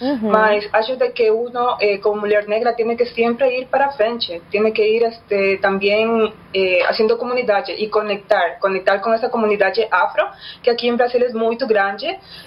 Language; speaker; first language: Portuguese; non-native, learner; Spanish